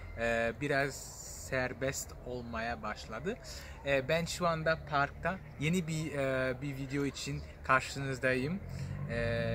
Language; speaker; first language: Turkish; non-native, fluent; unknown